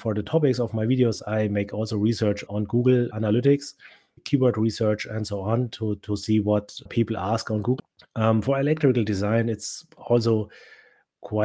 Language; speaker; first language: English; non-native, fluent; German